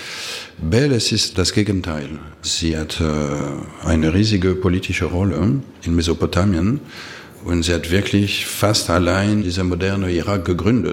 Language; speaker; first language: German; non-native, fluent; French